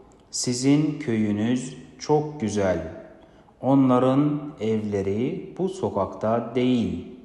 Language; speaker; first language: Turkish; non-native, fluent; Kazakh